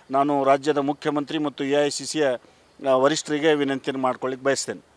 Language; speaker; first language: Kannada; non-native, local second language; Lambadi